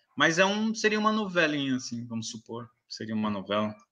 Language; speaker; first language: Portuguese; native; Portuguese